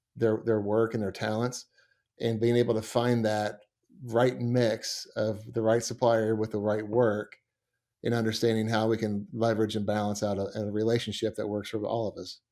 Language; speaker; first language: English; native; English